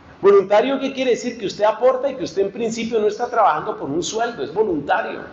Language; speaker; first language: Spanish; native; Spanish